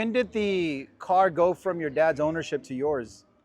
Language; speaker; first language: English; native; English